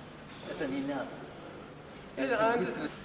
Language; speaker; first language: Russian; non-native, learner; English